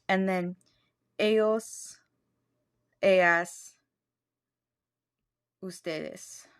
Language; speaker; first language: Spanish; non-native, fluent; English